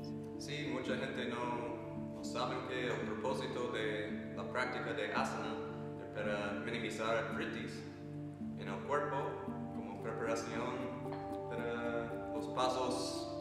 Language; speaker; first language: Spanish; non-native, fluent; English